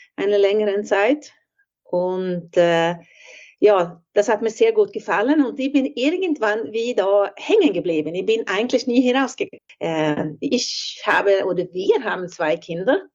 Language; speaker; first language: German; non-native, fluent; Swedish